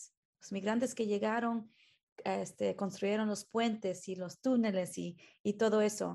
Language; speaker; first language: Spanish; early bilingual, heritage; Spanish